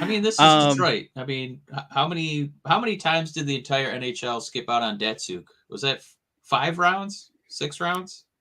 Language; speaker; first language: English; native; English